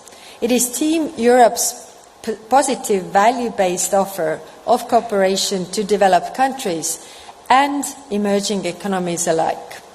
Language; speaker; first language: English; non-native, fluent; Estonian